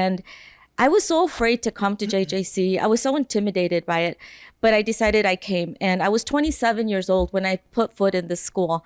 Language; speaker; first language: English; native; English